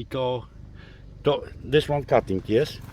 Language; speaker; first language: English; non-native, learner; Polish